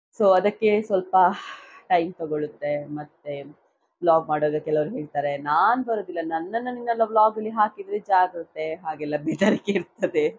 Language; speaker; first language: Kannada; non-native, local second language; Tulu